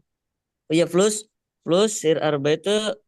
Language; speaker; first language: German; non-native, learner; Indonesian